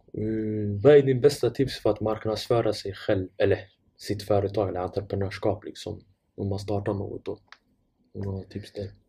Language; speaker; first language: Swedish; non-native, fluent; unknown